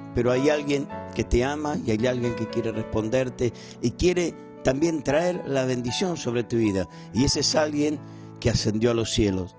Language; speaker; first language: Spanish; native; Spanish